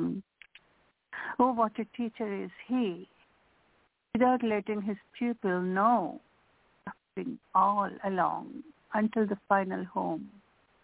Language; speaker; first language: English; non-native, local second language; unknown